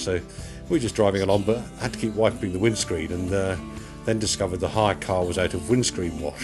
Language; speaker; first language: English; native; English